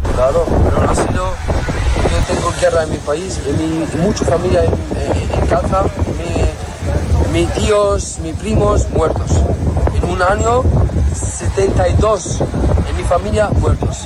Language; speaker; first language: Spanish; non-native, learner; Arabic